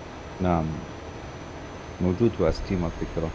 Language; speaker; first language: Arabic; native; Arabic